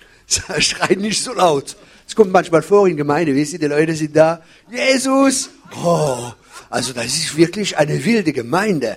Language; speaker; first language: German; non-native, fluent; French